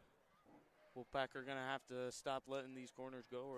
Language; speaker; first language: English; native; English